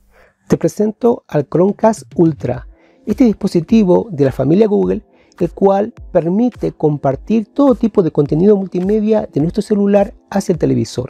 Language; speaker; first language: Spanish; native; Spanish